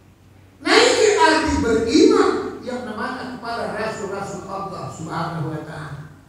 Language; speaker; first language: Indonesian; native; Indonesian